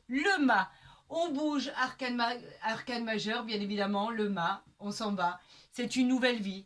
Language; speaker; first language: French; native; French